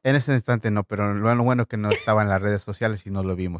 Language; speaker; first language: Spanish; native; Spanish